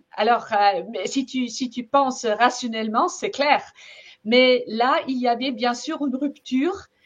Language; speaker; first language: French; non-native, fluent; German